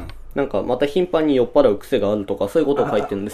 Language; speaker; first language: Japanese; native; Japanese